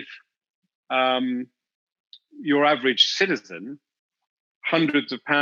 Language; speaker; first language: English; native; English